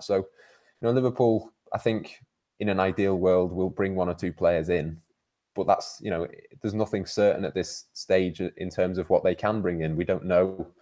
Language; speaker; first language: English; native; English